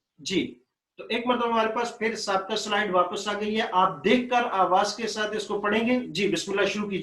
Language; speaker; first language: Urdu; native; Urdu